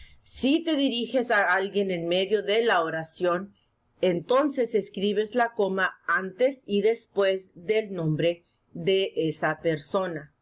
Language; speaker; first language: Spanish; early bilingual, heritage; Spanish